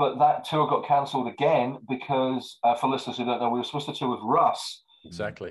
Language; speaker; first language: English; native; English